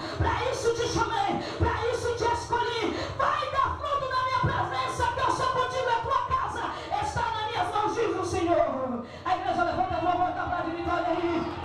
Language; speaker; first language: Portuguese; native; Portuguese